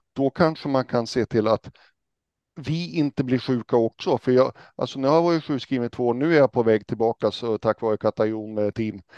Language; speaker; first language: Swedish; native; Swedish